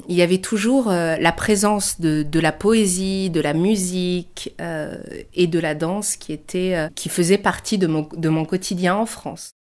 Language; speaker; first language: French; early bilingual, other home language; Persian